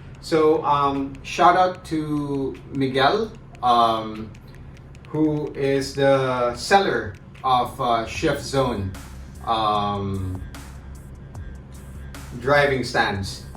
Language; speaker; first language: English; non-native, local second language; Filipino